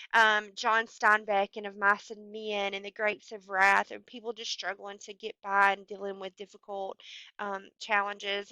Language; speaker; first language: English; native; English